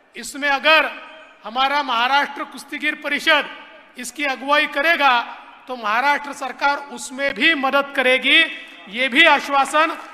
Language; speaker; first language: Hindi; non-native, local second language; Marathi